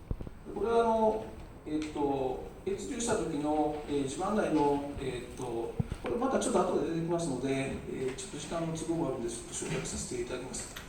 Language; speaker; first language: Japanese; native; Japanese